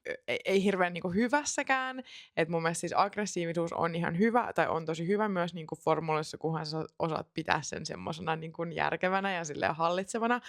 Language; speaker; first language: Finnish; native; Finnish